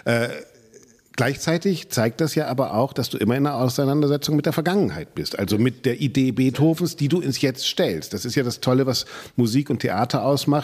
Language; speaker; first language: German; native; German